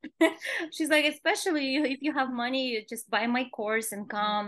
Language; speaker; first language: English; non-native, fluent; Kazakh